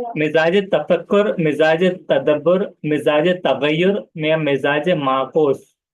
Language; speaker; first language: Hindi; non-native, local second language; Urdu